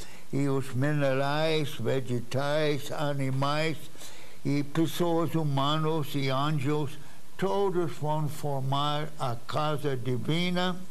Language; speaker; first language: Portuguese; non-native, fluent; English